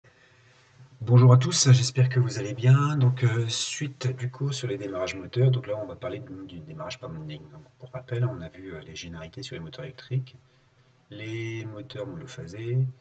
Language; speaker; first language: French; native; French